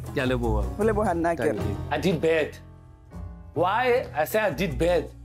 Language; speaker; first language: English; non-native, local second language; Southern Sotho